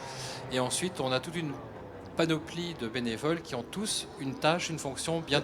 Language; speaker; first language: French; native; French